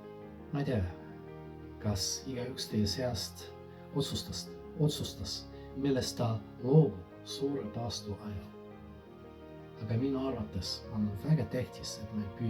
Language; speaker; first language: Estonian; non-native, fluent; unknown